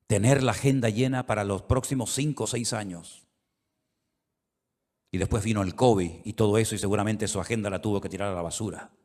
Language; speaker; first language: Spanish; native; Spanish